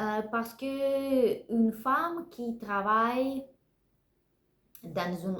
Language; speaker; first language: French; non-native, learner; Russian